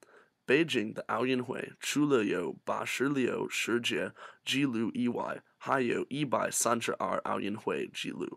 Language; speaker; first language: Chinese; non-native, learner; English